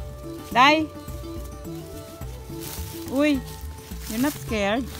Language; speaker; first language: English; non-native, local second language; Filipino